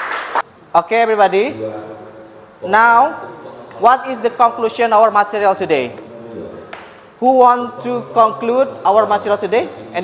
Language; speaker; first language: English; non-native, fluent; Indonesian